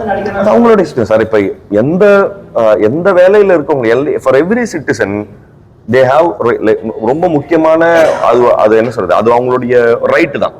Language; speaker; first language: Tamil; native; Tamil